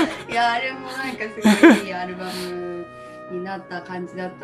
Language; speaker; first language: Japanese; native; Japanese